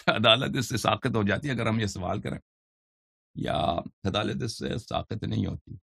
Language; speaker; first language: Urdu; non-native, fluent; Persian